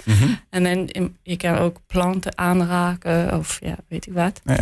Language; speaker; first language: Dutch; non-native, learner; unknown